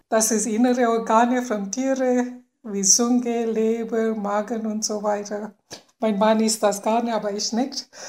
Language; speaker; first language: German; non-native, fluent; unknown